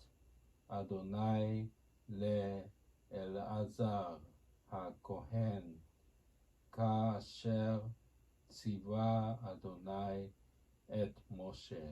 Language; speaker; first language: Hebrew; non-native, learner; Japanese